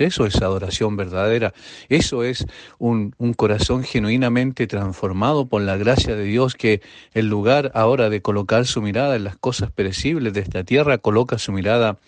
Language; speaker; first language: Spanish; native; Spanish